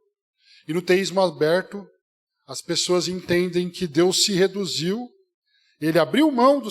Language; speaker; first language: Portuguese; native; Portuguese